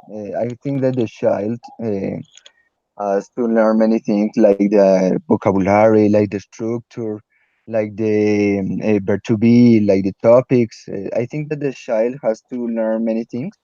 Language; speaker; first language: English; non-native, learner; Spanish